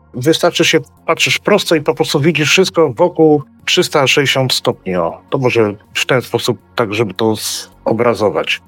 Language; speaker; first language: Polish; early bilingual, heritage; Polish